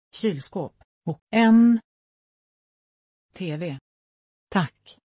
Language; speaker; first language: Swedish; non-native, learner; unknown